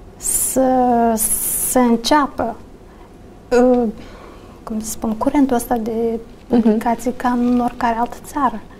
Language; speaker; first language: Romanian; native; Romanian